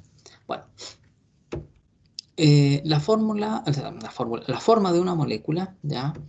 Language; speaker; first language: Spanish; native; Spanish